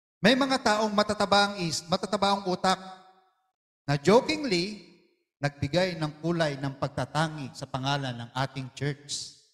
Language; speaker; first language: Filipino; non-native, local second language; Iloko